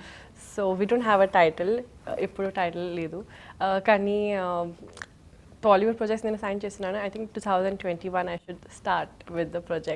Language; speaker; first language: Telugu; non-native, local second language; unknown